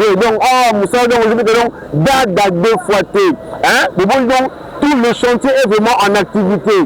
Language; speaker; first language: French; non-native, local second language; Lingala